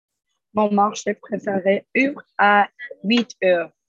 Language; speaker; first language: French; non-native, learner; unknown